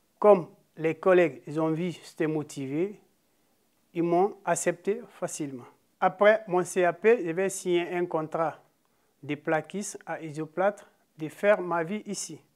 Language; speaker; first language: French; non-native, local second language; Fula